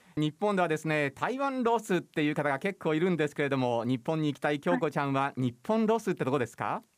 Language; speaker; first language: Japanese; native; Japanese